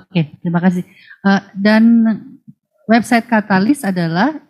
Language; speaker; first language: Indonesian; native; Indonesian